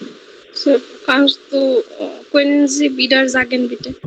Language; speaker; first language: German; non-native, learner; Bangla